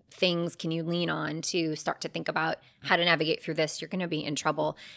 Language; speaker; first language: English; native; English